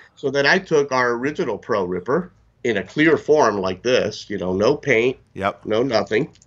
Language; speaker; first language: English; native; English